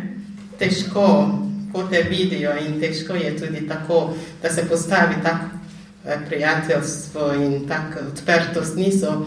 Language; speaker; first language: Slovenian; non-native, fluent; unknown